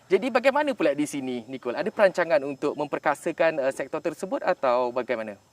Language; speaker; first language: Malay; native; Malay